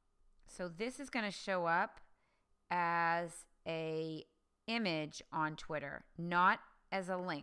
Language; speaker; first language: English; native; English